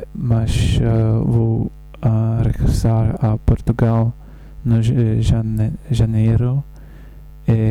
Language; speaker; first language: Portuguese; non-native, learner; Czech